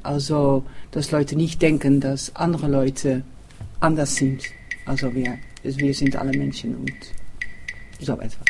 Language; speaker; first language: German; non-native, learner; Dutch